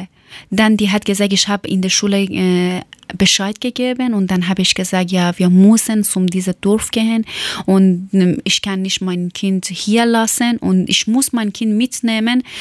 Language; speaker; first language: German; non-native, learner; Persian